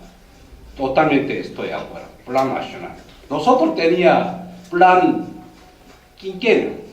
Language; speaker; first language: Spanish; non-native, learner; Korean